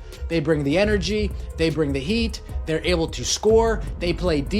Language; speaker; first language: English; native; English